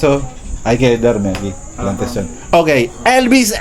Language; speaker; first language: Spanish; non-native, learner; Filipino